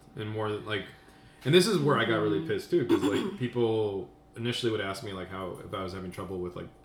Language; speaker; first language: English; early bilingual, other home language; Spanish